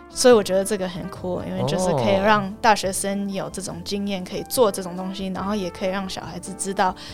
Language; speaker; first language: Chinese; non-native, fluent; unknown